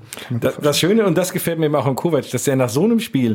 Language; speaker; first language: German; native; German